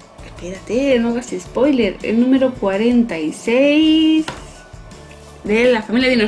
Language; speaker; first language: Spanish; native; Spanish